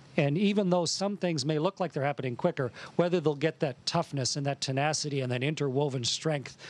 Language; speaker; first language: English; native; English